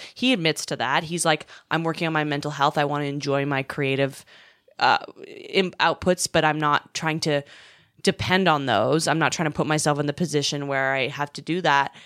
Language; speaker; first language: English; native; English